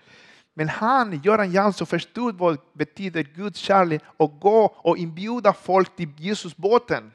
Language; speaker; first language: Swedish; non-native, learner; Spanish